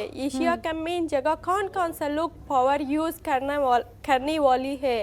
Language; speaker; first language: Hindi; non-native, learner; Persian